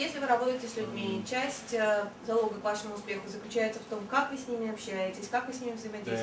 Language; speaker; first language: Russian; native; Russian